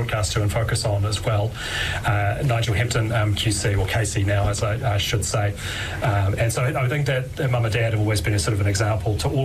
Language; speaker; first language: English; native; English